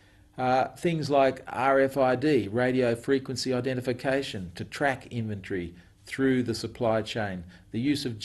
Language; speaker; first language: English; native; English